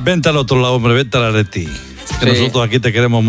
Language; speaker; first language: Spanish; native; Spanish